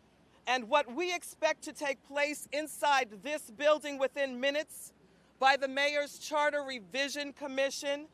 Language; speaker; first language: English; native; English